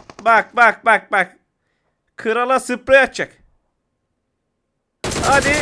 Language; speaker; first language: Turkish; native; Turkish